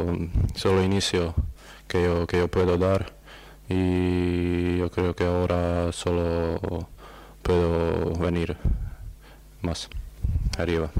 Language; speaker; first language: Spanish; non-native, learner; Croatian